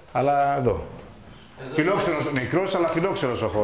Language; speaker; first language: Greek; native; Greek